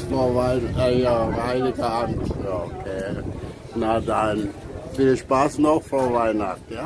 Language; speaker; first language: German; non-native, learner; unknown